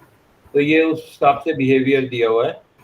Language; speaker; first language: Hindi; native; Hindi